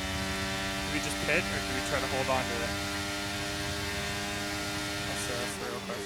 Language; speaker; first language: English; native; English